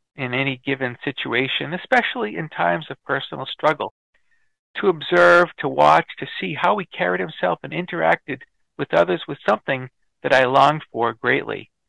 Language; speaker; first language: English; native; English